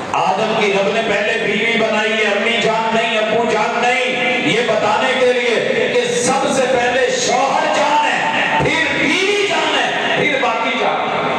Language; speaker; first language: Urdu; non-native, local second language; Punjabi